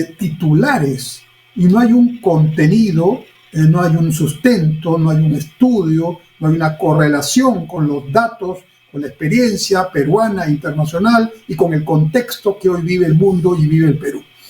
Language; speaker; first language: Spanish; native; Spanish